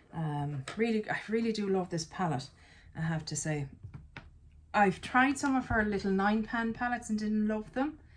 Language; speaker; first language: English; native; English